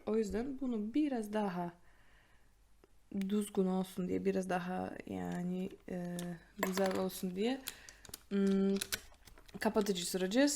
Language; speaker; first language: Turkish; non-native, fluent; Polish